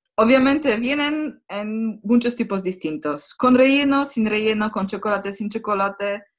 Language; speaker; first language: Spanish; non-native, fluent; Polish